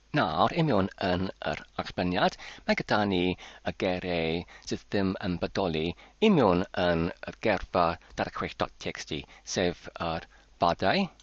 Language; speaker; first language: Welsh; non-native, learner; English